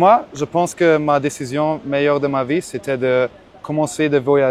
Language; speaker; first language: French; non-native, learner; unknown